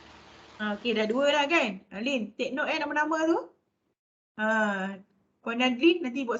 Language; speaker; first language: Malay; native; Malay